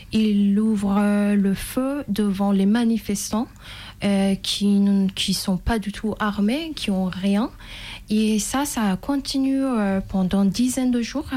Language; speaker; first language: French; non-native, fluent; Persian